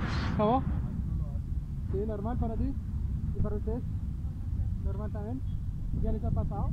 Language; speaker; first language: Spanish; non-native, fluent; French